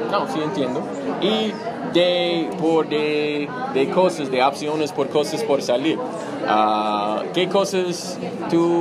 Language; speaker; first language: Spanish; non-native, learner; English